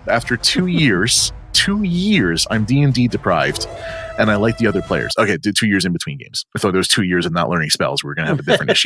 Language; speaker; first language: English; native; English